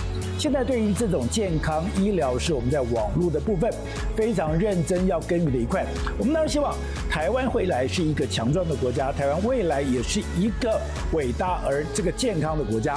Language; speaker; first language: Chinese; native; Chinese